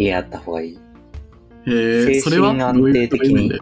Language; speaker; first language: Japanese; native; Japanese